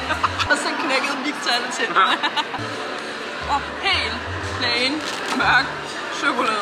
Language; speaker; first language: Danish; native; Danish